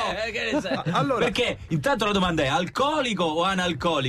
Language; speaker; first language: Italian; native; Italian